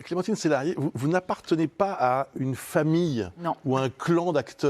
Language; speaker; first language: French; native; French